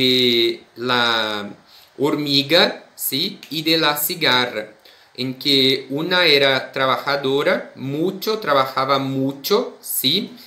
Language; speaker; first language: Spanish; non-native, fluent; Portuguese